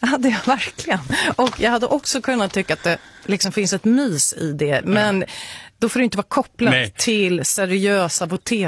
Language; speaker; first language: Swedish; native; Swedish